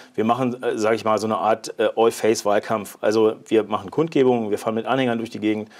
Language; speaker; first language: German; native; German